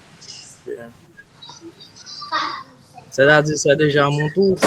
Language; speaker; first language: French; non-native, local second language; Haitian Creole